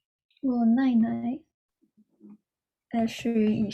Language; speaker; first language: Chinese; non-native, learner; Norwegian